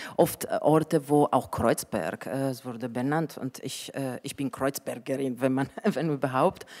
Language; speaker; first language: German; non-native, fluent; Italian